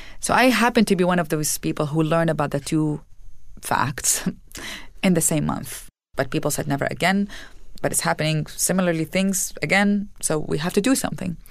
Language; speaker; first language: English; non-native, fluent; Arabic